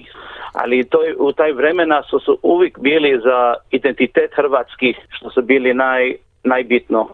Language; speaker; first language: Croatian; early bilingual, heritage; English